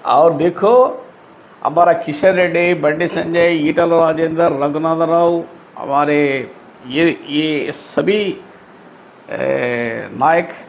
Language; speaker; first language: Hindi; non-native, local second language; Telugu